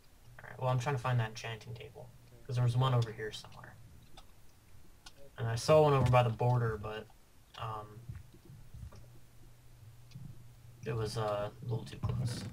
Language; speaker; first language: English; native; English